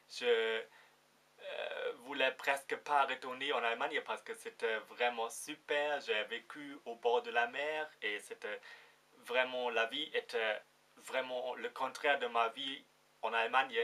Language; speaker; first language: French; non-native, fluent; German